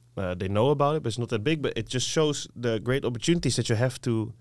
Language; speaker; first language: English; non-native, fluent; Dutch